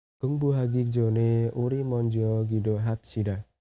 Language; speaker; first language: Korean; non-native, learner; Indonesian